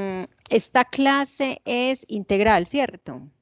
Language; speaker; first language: Spanish; native; Spanish